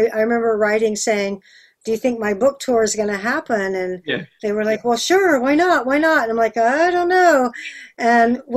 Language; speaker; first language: English; native; English